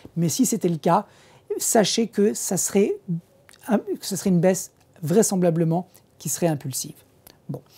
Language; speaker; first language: French; native; French